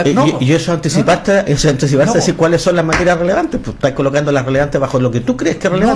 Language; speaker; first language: Spanish; native; Spanish